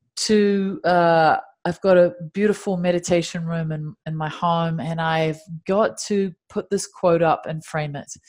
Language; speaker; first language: English; native; English